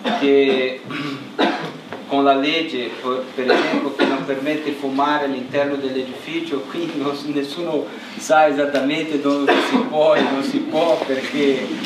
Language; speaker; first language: Italian; non-native, learner; Portuguese